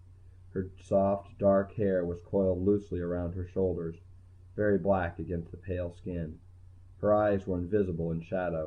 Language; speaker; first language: English; native; English